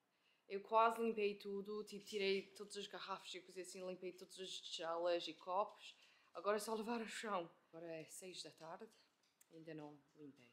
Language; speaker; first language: Portuguese; early bilingual, heritage; Portuguese